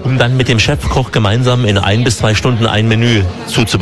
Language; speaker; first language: German; native; German